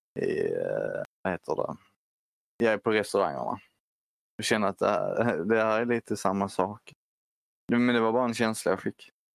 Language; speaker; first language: Swedish; native; Swedish